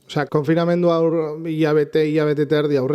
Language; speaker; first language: Basque; native; Basque